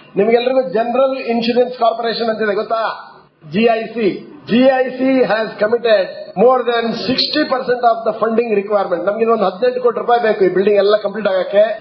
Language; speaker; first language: Kannada; native; Kannada